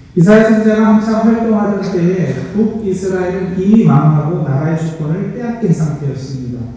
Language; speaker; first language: Korean; native; Korean